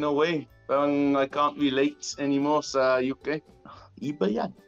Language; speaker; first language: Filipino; non-native, learner; English